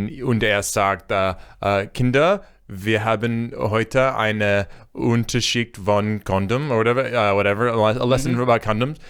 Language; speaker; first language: German; non-native, learner; English